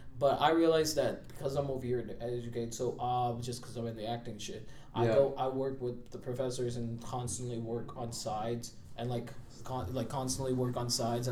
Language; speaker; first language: English; non-native, local second language; Marathi